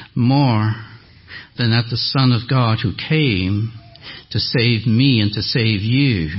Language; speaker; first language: English; non-native, fluent; French